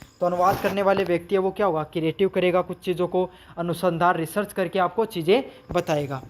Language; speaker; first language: Hindi; native; Hindi